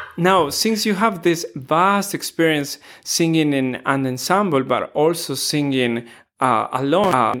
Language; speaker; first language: English; non-native, fluent; Spanish